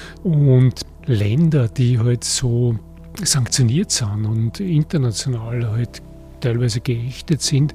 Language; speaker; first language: German; native; German